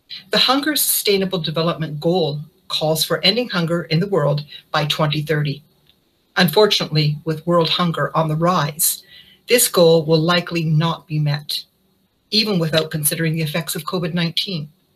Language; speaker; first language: English; native; English